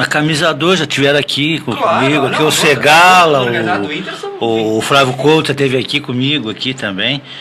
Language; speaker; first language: Portuguese; native; Portuguese